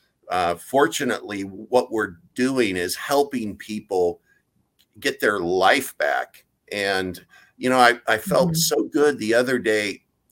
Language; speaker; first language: English; native; English